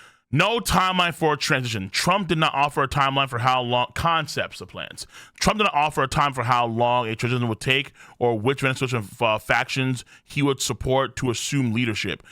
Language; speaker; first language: English; native; English